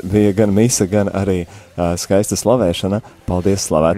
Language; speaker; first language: Latvian; native; Latvian